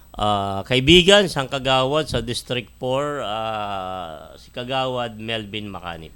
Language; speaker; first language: Filipino; native; Filipino